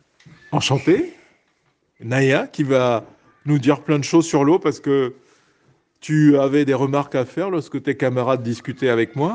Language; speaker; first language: French; native; French